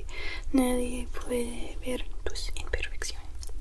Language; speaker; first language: Spanish; non-native, learner; English